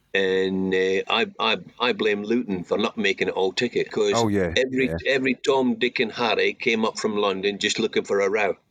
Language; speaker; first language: English; native; English